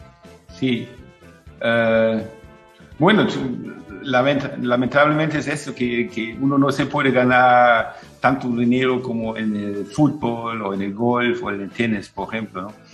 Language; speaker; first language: Spanish; non-native, fluent; German